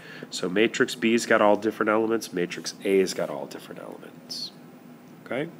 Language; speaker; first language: English; native; English